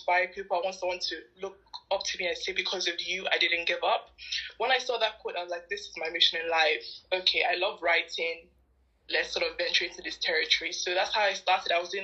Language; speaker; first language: English; non-native, local second language; Yoruba